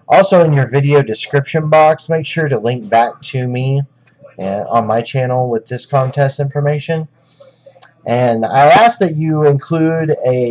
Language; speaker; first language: English; native; English